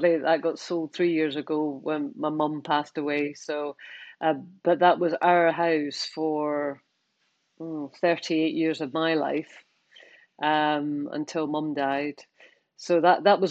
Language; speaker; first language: English; native; English